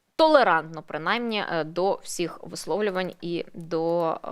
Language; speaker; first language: Ukrainian; non-native, local second language; Russian